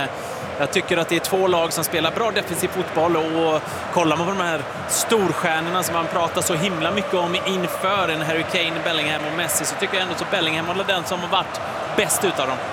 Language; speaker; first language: Swedish; native; Swedish